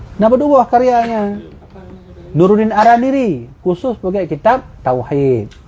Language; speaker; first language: Malay; non-native, local second language; Achinese